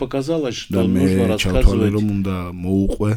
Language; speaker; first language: Russian; non-native, fluent; Romanian